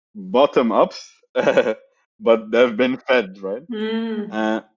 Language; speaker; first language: English; non-native, fluent; Arabic